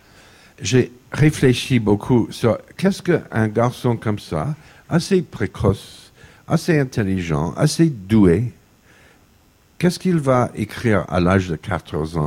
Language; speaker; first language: French; non-native, fluent; English